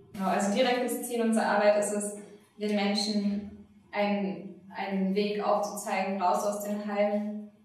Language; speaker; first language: German; native; German